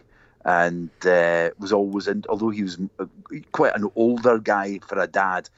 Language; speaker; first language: English; native; English